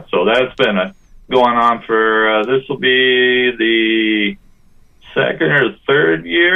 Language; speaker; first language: English; native; English